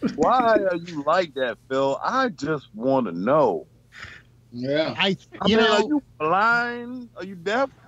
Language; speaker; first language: English; native; English